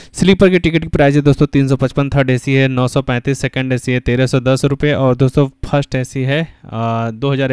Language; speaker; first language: Hindi; native; Hindi